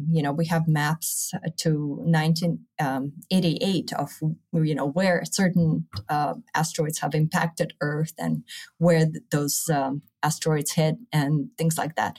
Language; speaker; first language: English; early bilingual, other home language; Russian